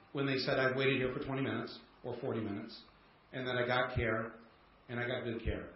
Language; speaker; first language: English; native; English